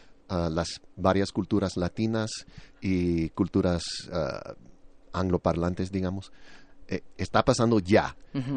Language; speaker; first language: Spanish; early bilingual, other home language; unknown